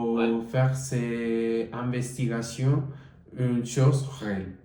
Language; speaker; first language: French; non-native, learner; Spanish